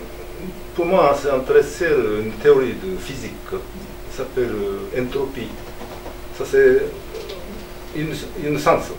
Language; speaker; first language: French; non-native, learner; Japanese